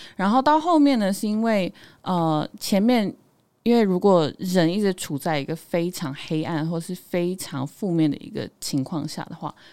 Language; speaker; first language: Chinese; non-native, local second language; Hakka Chinese